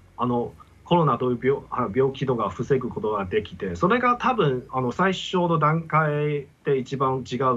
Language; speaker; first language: Japanese; non-native, fluent; Chinese